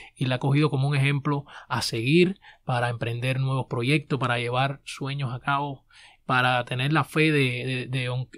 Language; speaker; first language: Spanish; native; Spanish